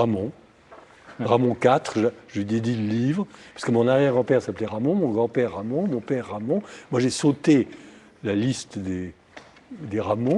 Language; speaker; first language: French; native; French